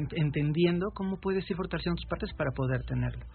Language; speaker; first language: Spanish; native; Spanish